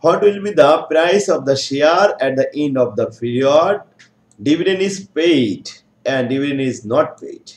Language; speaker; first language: English; non-native, local second language; Bangla